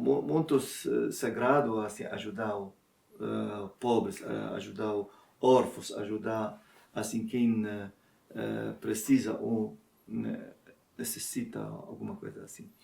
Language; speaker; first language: Portuguese; non-native, learner; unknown